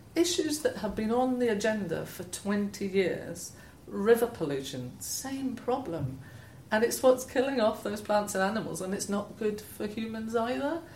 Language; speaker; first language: English; native; English